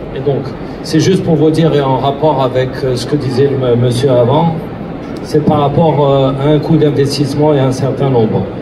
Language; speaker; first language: French; non-native, local second language; Arabic